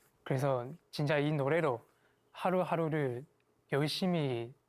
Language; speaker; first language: Korean; non-native, fluent; Chinese